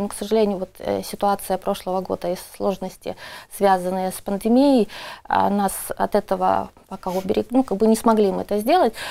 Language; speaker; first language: Russian; native; Russian